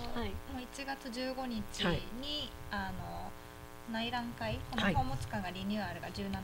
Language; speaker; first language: Japanese; native; Japanese